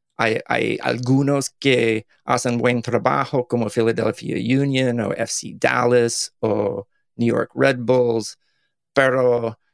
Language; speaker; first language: Spanish; non-native, learner; English